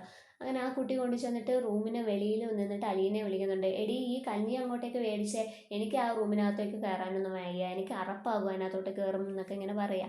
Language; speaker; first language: Malayalam; native; Malayalam